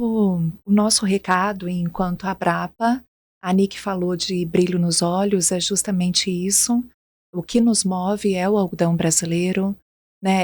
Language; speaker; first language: Portuguese; native; Portuguese